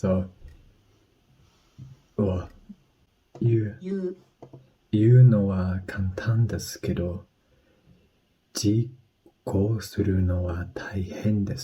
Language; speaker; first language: Japanese; non-native, learner; English